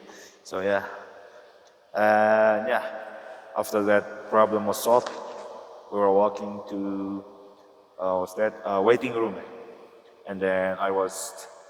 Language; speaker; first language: English; non-native, learner; Indonesian